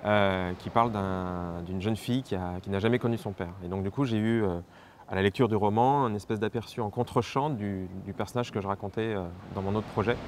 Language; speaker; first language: French; native; French